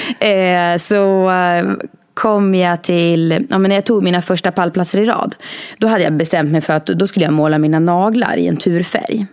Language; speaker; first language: Swedish; native; Swedish